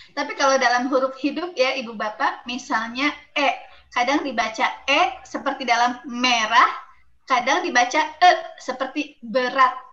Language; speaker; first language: Indonesian; native; Indonesian